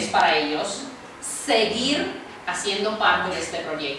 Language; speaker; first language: Spanish; non-native, fluent; Romanian